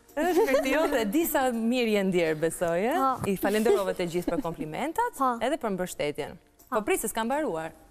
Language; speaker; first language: Albanian; native; Albanian